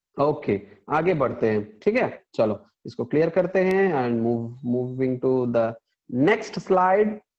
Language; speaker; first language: Hindi; non-native, local second language; Punjabi